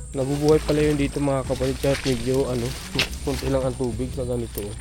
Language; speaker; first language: Filipino; non-native, local second language; Bikol